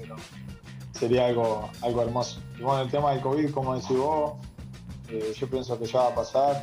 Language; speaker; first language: Spanish; native; Spanish